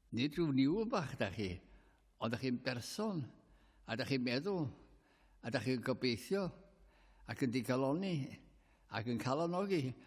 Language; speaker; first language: Welsh; native; Welsh